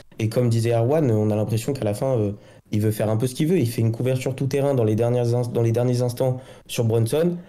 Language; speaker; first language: French; native; French